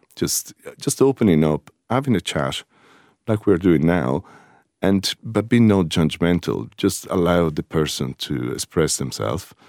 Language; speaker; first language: English; non-native, fluent; Italian